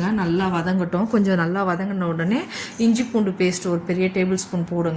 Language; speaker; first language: Tamil; native; Tamil